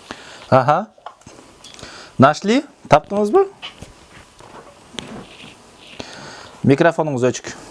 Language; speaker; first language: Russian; non-native, local second language; Kyrgyz